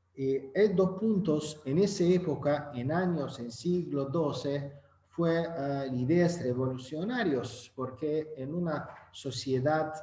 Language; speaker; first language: Spanish; non-native, learner; Azerbaijani